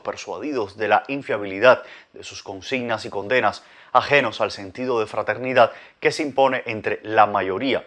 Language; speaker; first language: Spanish; native; Spanish